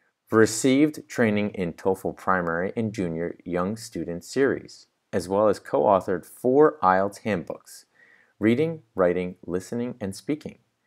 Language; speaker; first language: English; native; English